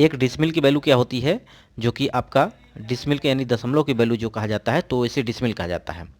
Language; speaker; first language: Hindi; native; Hindi